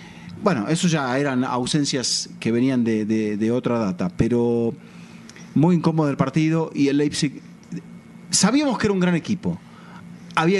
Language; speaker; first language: Spanish; native; Spanish